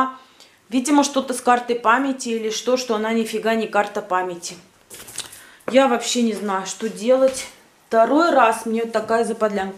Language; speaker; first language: Russian; native; Russian